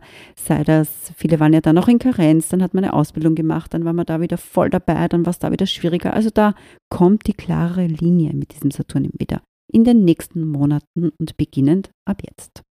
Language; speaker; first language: German; native; German